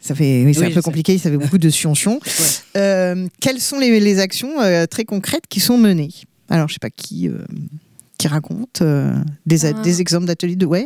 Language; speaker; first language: French; native; French